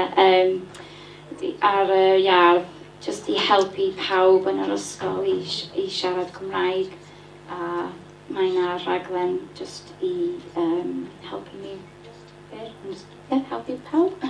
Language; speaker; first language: Welsh; non-native, learner; English